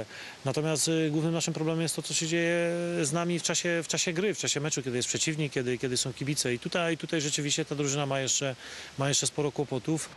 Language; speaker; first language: Polish; native; Polish